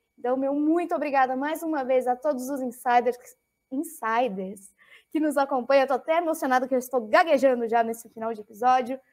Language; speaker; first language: Portuguese; native; Portuguese